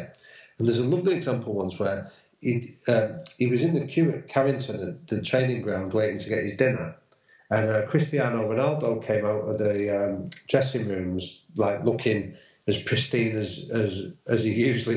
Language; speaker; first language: English; native; English